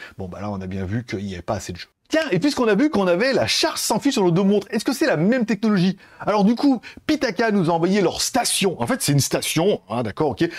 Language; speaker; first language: French; native; French